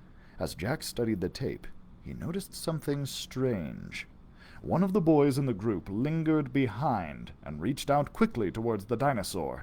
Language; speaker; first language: English; native; English